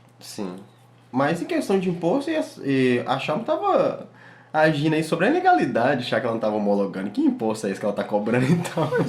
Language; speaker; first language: Portuguese; native; Portuguese